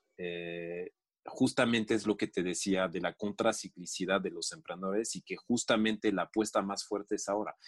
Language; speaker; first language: Spanish; non-native, fluent; French